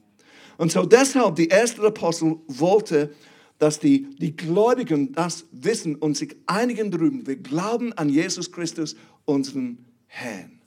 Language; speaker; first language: German; non-native, fluent; English